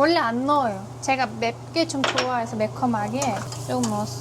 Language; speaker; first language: Korean; non-native, learner; Turkish